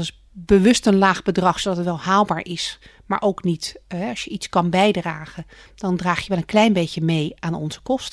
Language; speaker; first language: Dutch; native; Dutch